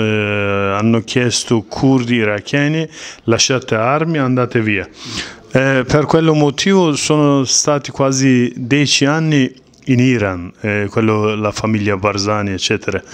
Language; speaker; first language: Italian; non-native, learner; Kurdish